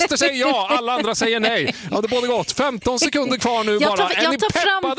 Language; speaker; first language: Swedish; native; Swedish